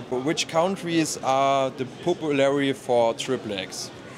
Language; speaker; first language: English; non-native, learner; German